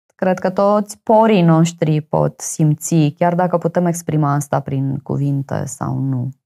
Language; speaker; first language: Romanian; native; Romanian